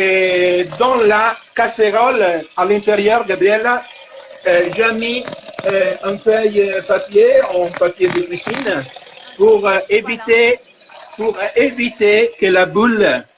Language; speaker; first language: French; non-native, fluent; Italian